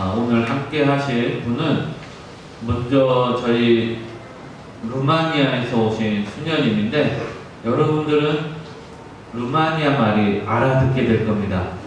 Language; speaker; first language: Korean; native; Korean